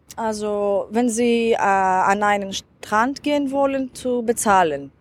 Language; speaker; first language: German; non-native, fluent; Greek